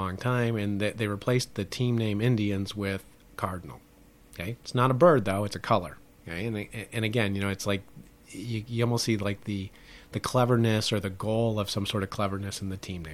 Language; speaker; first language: English; native; English